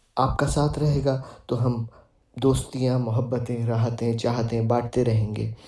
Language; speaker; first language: Urdu; native; Urdu